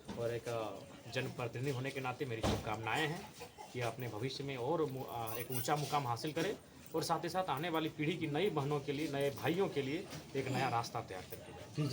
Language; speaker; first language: Hindi; native; Hindi